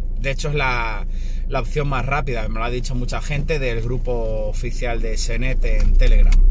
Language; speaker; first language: Spanish; native; Spanish